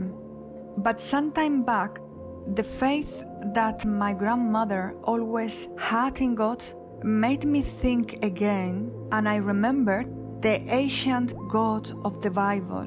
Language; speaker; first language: English; non-native, fluent; Spanish